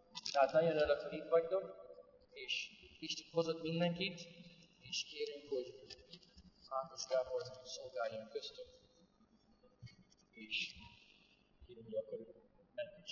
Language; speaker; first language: Hungarian; non-native, fluent; English